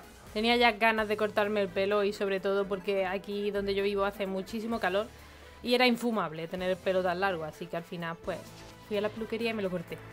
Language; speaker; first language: Spanish; native; Spanish